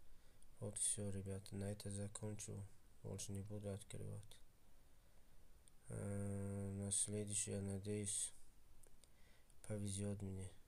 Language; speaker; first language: Russian; non-native, fluent; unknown